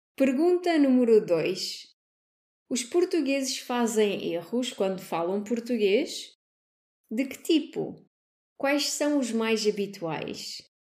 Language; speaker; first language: Portuguese; native; Portuguese